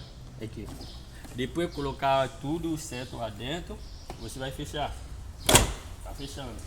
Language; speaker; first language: Portuguese; non-native, learner; Haitian Creole